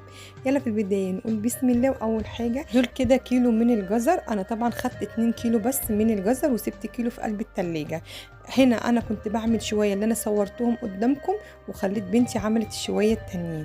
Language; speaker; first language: Arabic; native; Arabic